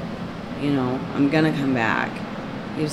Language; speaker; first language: English; native; English